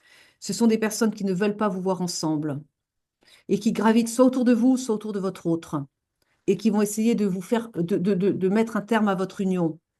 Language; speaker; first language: French; native; French